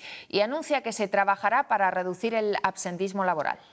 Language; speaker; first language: Spanish; native; Spanish